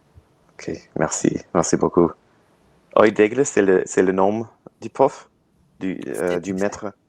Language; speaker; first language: French; non-native, learner; English